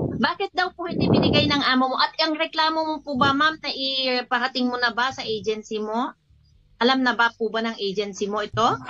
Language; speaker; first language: Filipino; native; Filipino